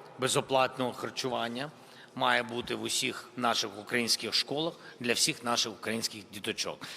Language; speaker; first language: Ukrainian; non-native, local second language; Russian